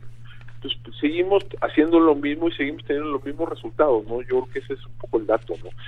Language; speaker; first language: Spanish; native; Spanish